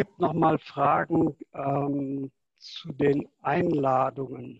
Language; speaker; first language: German; native; German